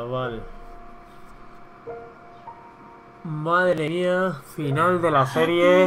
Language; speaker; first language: Spanish; native; Spanish